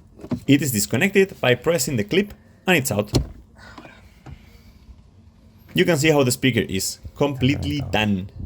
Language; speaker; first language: English; non-native, fluent; Spanish